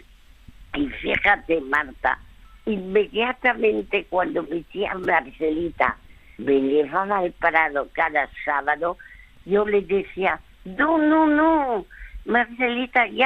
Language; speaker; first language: Spanish; early bilingual, other home language; French